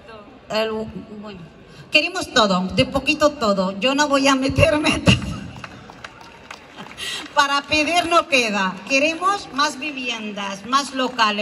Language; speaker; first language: Spanish; non-native, fluent; Arabic